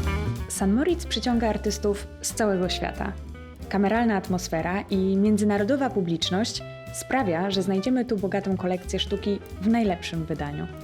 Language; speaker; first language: Polish; native; Polish